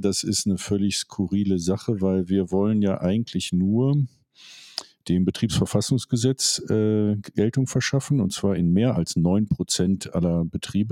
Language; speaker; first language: German; native; German